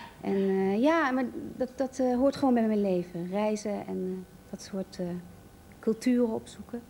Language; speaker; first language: Dutch; native; Dutch